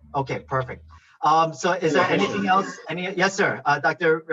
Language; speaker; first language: English; native; English